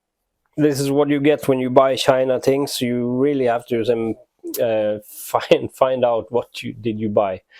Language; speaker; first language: English; non-native, fluent; Norwegian